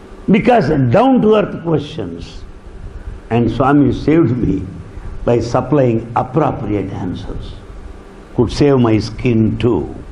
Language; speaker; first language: English; non-native, local second language; Telugu